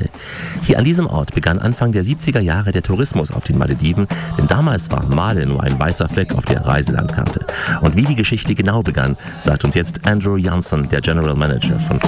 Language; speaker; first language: German; native; German